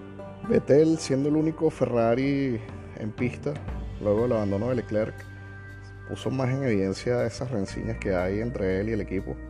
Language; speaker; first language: Spanish; native; Spanish